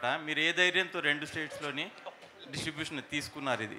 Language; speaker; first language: Telugu; native; Telugu